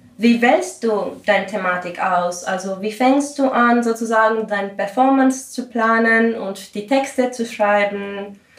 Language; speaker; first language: German; non-native, fluent; Greek